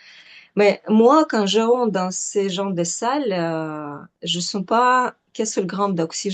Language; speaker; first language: French; non-native, fluent; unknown